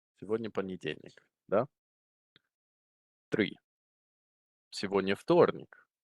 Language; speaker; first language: Russian; non-native, fluent; English